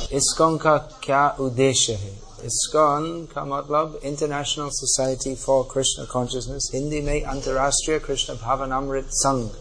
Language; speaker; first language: Hindi; non-native, fluent; English